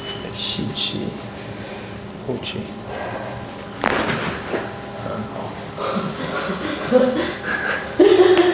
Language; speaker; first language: Chinese; non-native, learner; English